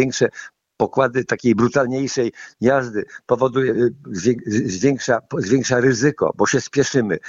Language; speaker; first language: Polish; native; Polish